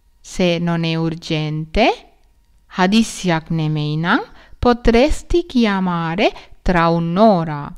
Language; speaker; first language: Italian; non-native, learner; Sinhala